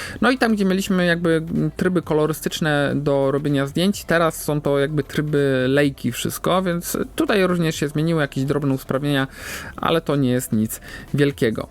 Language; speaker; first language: Polish; native; Polish